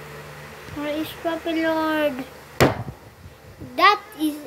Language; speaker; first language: English; non-native, local second language; Filipino